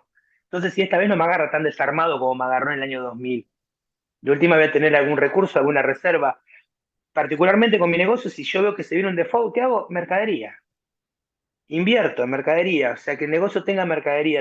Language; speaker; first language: Spanish; native; Spanish